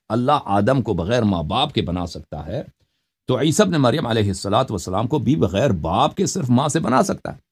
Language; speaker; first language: Urdu; non-native, local second language; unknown